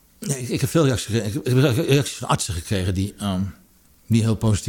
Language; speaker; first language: Dutch; native; Dutch